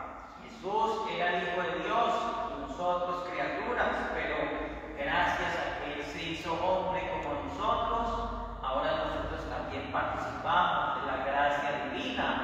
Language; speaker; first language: Spanish; native; Spanish